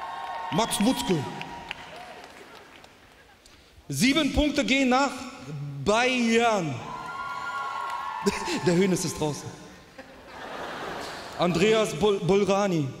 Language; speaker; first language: German; native; German